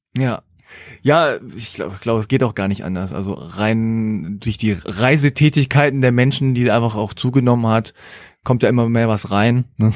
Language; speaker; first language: German; early bilingual, other home language; Korean